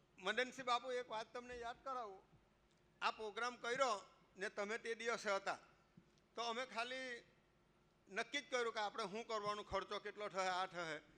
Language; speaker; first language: Gujarati; native; Gujarati